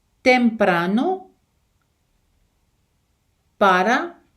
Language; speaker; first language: Spanish; non-native, fluent; Ukrainian